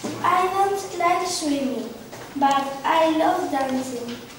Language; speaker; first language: English; non-native, learner; Spanish